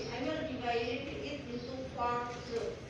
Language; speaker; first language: English; non-native, learner; Indonesian